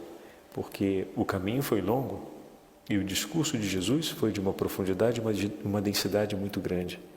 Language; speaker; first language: Portuguese; native; Portuguese